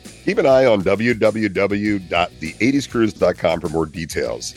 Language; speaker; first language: English; native; English